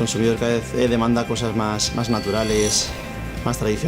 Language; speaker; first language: Spanish; native; Spanish